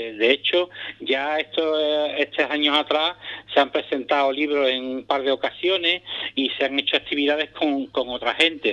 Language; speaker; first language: Spanish; native; Spanish